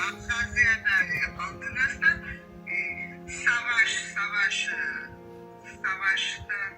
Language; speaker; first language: Turkish; non-native, learner; Georgian